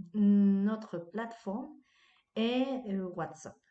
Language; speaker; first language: French; non-native, fluent; Spanish